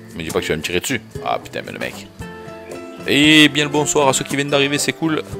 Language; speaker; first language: French; native; French